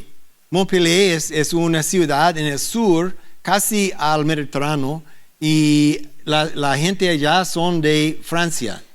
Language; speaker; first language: Spanish; non-native, learner; English